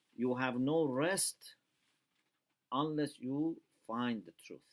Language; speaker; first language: English; non-native, fluent; Persian